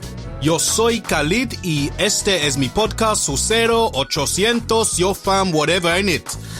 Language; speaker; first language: Spanish; non-native, learner; English